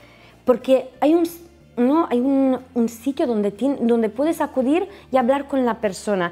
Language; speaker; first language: Spanish; non-native, fluent; Romanian